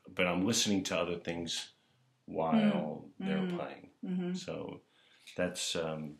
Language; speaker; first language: English; native; English